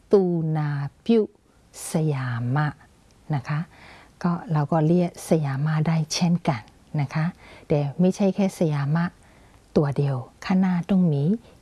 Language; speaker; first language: Thai; non-native, fluent; Burmese